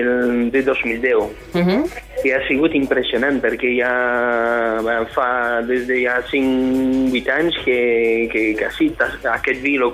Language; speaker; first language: Catalan; non-native, fluent; French